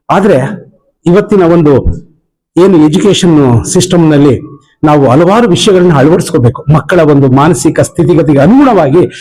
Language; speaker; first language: Kannada; native; Kannada